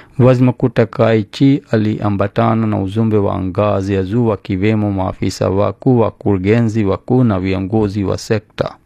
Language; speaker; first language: Swahili; non-native, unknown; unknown